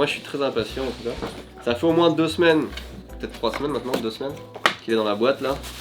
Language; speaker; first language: French; native; French